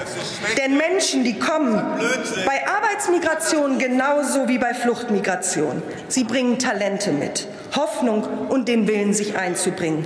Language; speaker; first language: German; native; German